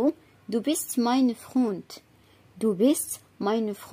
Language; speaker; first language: German; non-native, fluent; Arabic